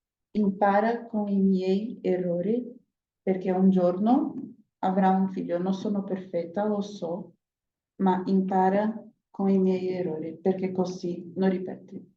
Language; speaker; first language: Italian; non-native, learner; Portuguese